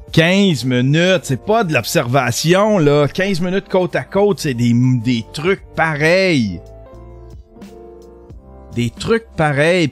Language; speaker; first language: French; native; French